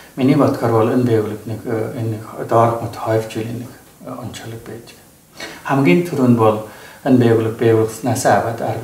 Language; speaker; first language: Mongolian; native; Mongolian